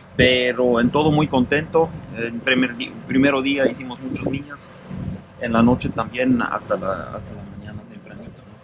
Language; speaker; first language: Spanish; non-native, fluent; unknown